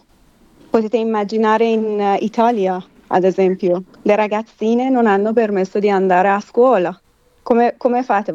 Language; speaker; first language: Italian; non-native, fluent; Persian